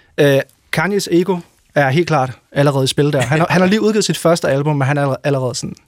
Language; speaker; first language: Danish; native; Danish